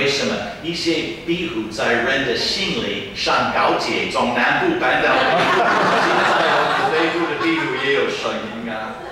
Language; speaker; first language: Chinese; non-native, fluent; English